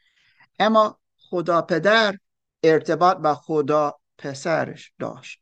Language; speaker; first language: Persian; non-native, fluent; German